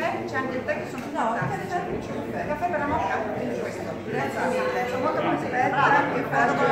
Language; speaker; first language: Italian; native; Italian